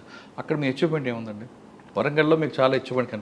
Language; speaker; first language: Telugu; native; Telugu